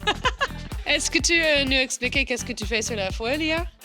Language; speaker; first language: French; non-native, learner; English